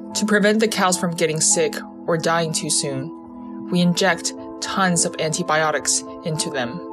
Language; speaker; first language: English; early bilingual, other home language; Chinese